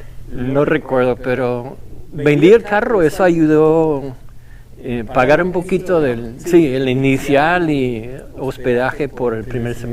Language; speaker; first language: Spanish; non-native, fluent; English